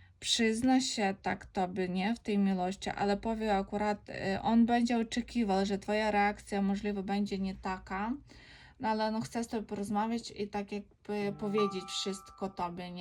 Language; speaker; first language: Polish; non-native, learner; Ukrainian